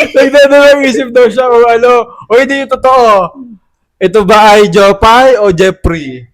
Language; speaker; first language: Filipino; native; Filipino